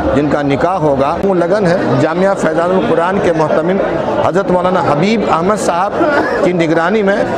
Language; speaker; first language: Urdu; non-native, local second language; Gujarati